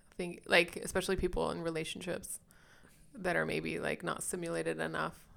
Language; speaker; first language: English; non-native, local second language; German